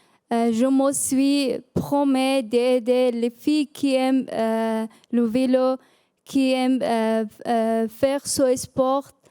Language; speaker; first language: French; non-native, learner; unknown